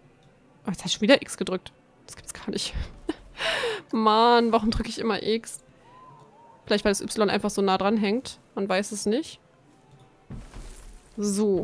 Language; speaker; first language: German; native; German